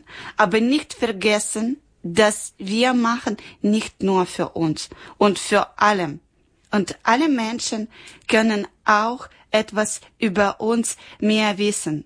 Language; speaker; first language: German; non-native, learner; Ukrainian